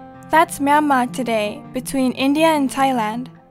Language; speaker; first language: English; early bilingual, other home language; Japanese